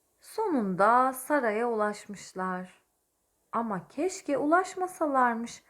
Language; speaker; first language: Turkish; native; Turkish